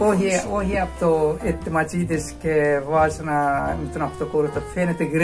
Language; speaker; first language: Greek; non-native, learner; Persian